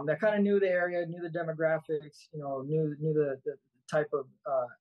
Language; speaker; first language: English; native; English